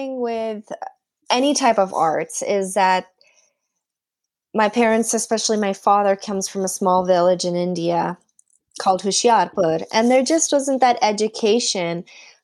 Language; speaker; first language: English; non-native, fluent; Punjabi